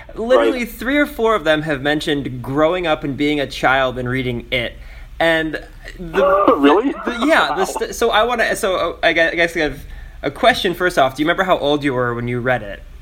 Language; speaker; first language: English; native; English